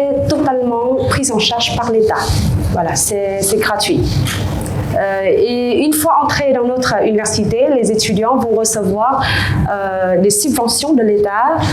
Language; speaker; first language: French; non-native, fluent; Vietnamese